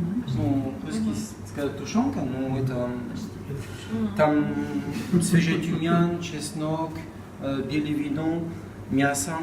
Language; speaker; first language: Russian; non-native, learner; French